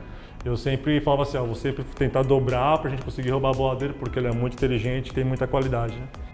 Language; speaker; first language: Portuguese; native; Portuguese